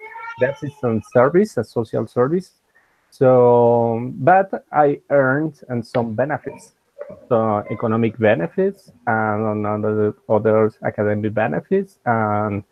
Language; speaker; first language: English; non-native, learner; Spanish